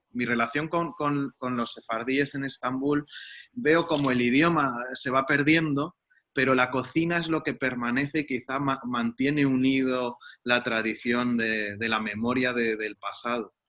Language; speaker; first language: Spanish; native; Spanish